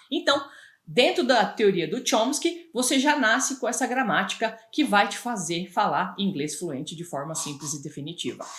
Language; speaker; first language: Portuguese; native; Portuguese